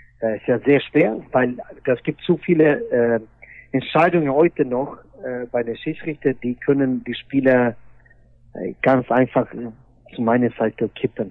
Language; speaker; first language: German; non-native, fluent; Swedish